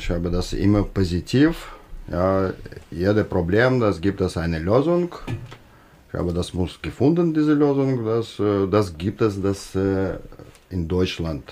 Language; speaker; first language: German; non-native, learner; Russian